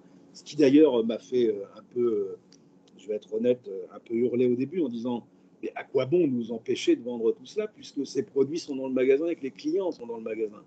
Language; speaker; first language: French; native; French